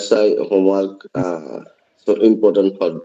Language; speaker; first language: English; non-native, learner; Bangla